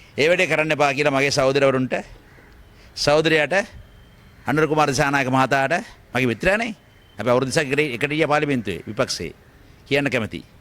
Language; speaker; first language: Sinhala; non-native, local second language; Tamil